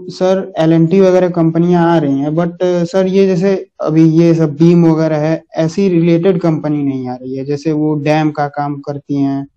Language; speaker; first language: Hindi; native; Hindi